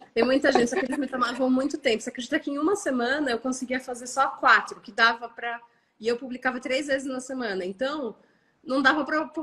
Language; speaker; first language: Portuguese; native; Portuguese